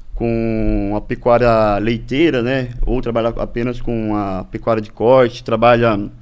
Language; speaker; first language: Portuguese; native; Portuguese